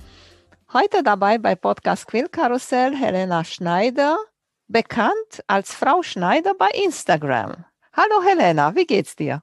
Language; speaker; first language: German; native; German